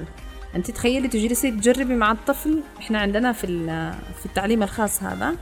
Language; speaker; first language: Arabic; native; Arabic